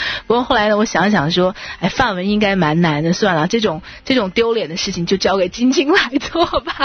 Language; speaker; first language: Chinese; native; Chinese